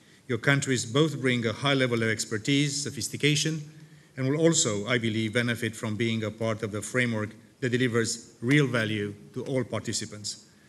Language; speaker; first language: English; non-native, fluent; Romanian